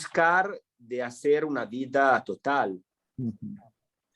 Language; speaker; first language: Spanish; non-native, fluent; Italian